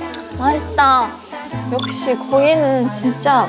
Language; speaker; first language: Korean; non-native, fluent; Japanese